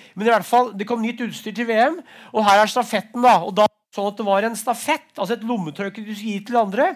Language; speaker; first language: Norwegian; native; Norwegian